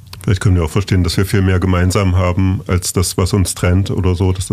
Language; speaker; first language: German; native; German